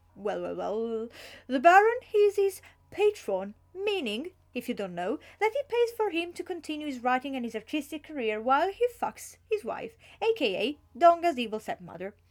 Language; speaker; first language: English; non-native, fluent; Italian